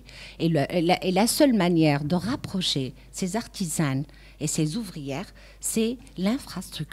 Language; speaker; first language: French; non-native, local second language; Arabic